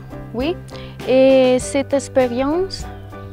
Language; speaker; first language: French; non-native, learner; Spanish